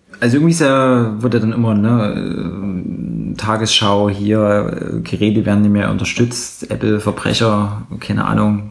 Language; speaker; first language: German; native; German